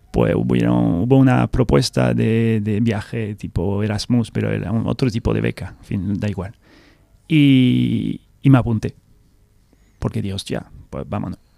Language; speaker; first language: Spanish; non-native, fluent; French